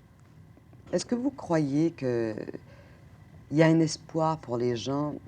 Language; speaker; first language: French; native; French